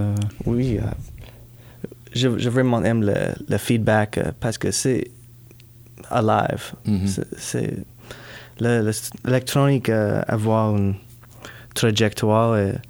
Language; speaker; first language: French; non-native, learner; English